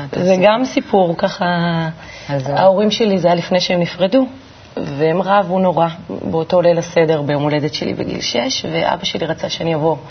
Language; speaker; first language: Hebrew; native; Hebrew